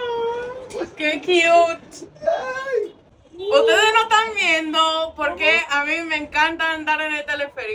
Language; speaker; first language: Spanish; non-native, fluent; English